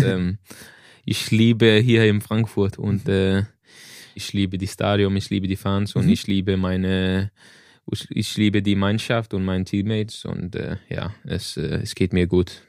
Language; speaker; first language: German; non-native, learner; Danish